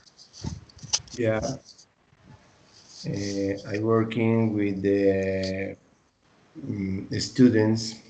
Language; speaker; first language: English; non-native, learner; Spanish